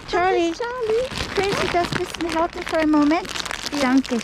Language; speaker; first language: German; non-native, learner; English